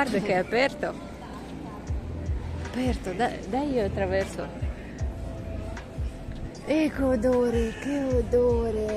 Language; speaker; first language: Italian; non-native, learner; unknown